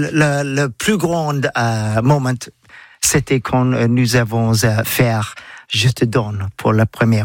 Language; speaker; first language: French; non-native, learner; English